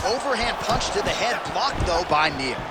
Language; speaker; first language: English; native; English